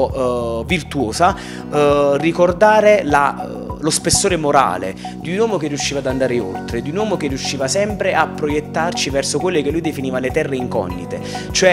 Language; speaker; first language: Italian; native; Italian